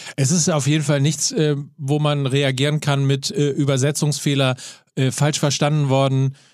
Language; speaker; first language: German; native; German